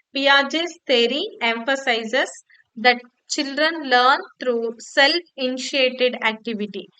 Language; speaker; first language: English; non-native, local second language; Kannada